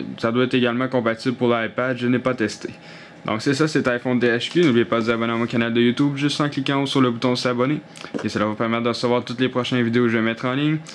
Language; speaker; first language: French; native; French